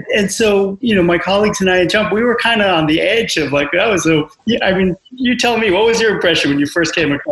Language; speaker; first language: English; native; English